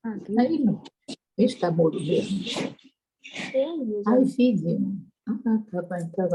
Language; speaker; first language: Portuguese; native; Portuguese